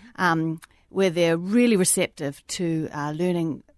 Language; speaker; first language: English; native; English